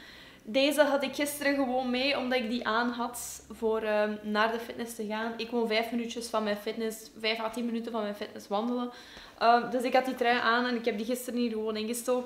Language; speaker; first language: Dutch; native; Dutch